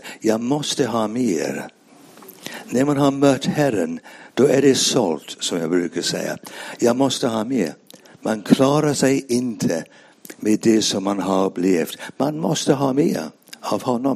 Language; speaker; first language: Swedish; non-native, fluent; English